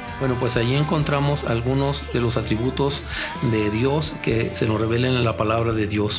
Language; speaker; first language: Spanish; native; Spanish